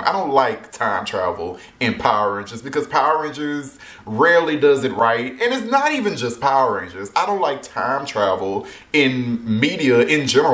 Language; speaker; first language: English; native; English